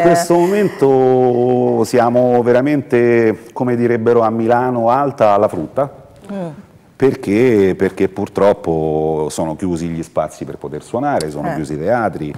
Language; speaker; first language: Italian; native; Italian